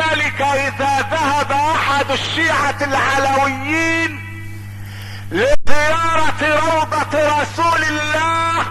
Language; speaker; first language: Arabic; native; Arabic